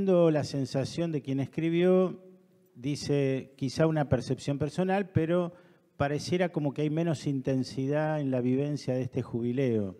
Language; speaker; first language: Spanish; native; Spanish